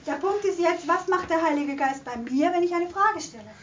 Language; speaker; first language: German; native; German